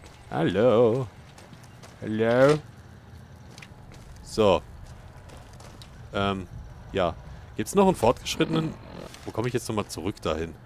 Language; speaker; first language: German; native; German